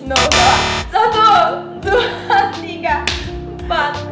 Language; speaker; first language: Indonesian; non-native, fluent; Portuguese